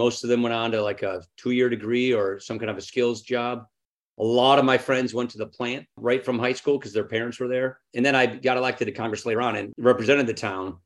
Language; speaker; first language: English; native; English